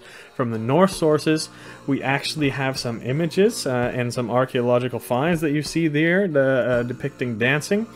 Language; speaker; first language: English; non-native, fluent; Swedish